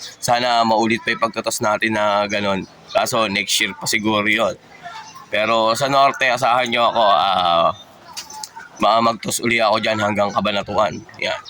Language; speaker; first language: Filipino; native; Filipino